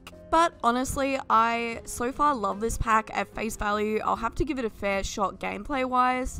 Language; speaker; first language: English; native; English